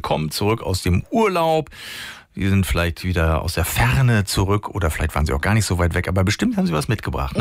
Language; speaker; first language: German; native; German